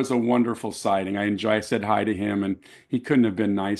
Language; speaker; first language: English; native; English